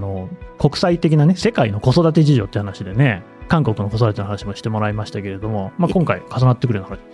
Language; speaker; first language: Japanese; native; Japanese